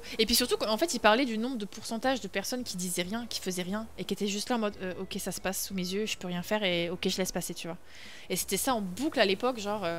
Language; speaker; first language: French; native; French